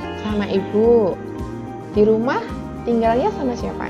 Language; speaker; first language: Indonesian; native; Indonesian